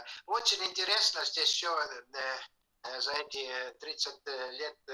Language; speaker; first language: Russian; non-native, fluent; Estonian